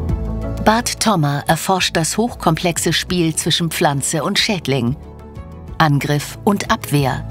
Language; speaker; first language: German; native; German